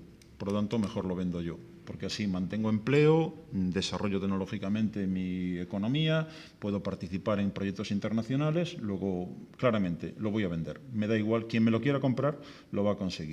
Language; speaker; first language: Spanish; native; Spanish